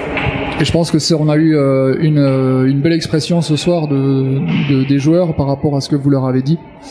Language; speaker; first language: French; native; French